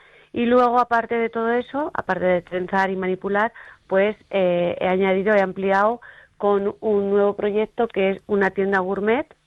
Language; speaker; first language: Spanish; native; Spanish